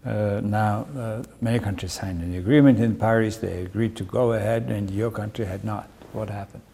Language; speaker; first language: English; non-native, fluent; Mongolian